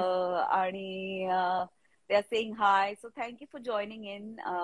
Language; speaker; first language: English; non-native, local second language; Marathi